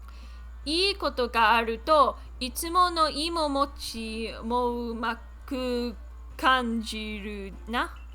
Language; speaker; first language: Japanese; non-native, learner; English